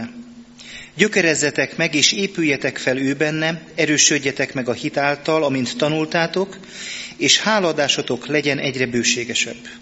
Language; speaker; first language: Hungarian; native; Hungarian